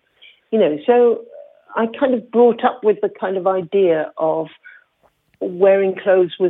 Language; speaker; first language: English; native; English